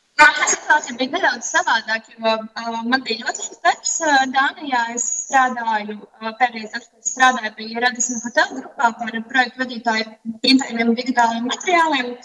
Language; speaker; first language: Latvian; native; Latvian